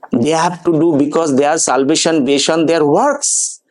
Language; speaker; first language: English; non-native, local second language; Bangla